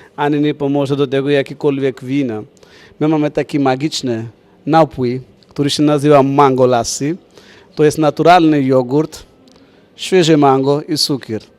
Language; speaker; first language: Polish; non-native, fluent; Punjabi